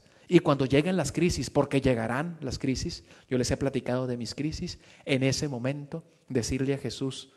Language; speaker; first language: Spanish; native; Spanish